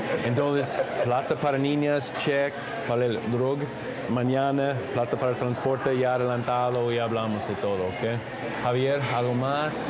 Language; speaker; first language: Spanish; non-native, learner; English